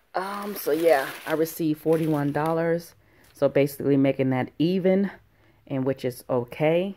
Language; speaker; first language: English; native; English